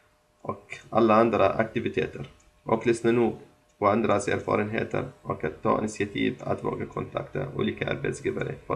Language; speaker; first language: Swedish; non-native, local second language; Arabic